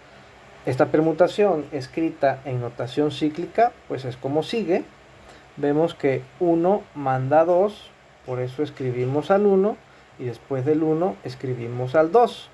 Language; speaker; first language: Spanish; native; Spanish